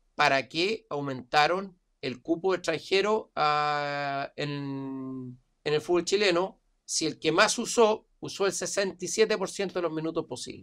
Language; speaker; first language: Spanish; native; Spanish